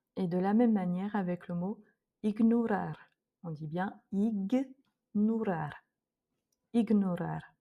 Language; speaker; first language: French; native; French